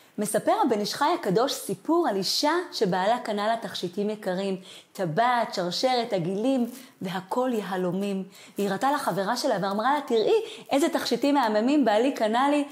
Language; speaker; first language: Hebrew; native; Hebrew